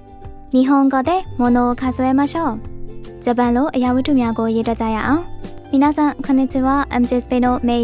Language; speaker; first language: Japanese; non-native, fluent; Burmese